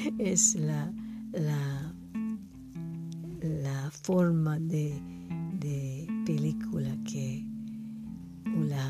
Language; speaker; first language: Spanish; non-native, learner; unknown